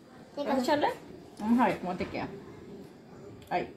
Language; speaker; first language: Spanish; native; Spanish